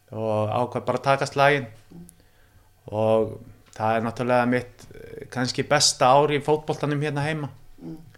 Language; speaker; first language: Icelandic; native; Icelandic